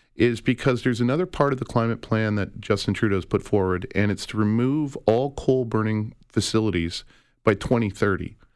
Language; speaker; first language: English; native; English